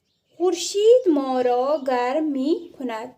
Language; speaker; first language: Persian; non-native, fluent; Urdu